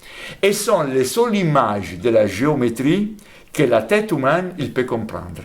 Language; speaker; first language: French; non-native, fluent; Italian